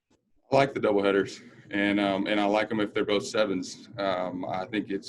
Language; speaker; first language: English; native; English